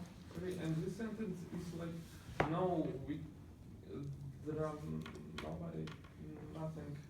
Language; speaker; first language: English; non-native, learner; Russian